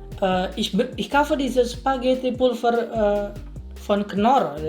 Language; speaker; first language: German; non-native, learner; Indonesian